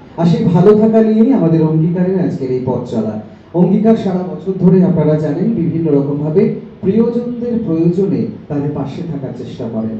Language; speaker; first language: Bangla; native; Bangla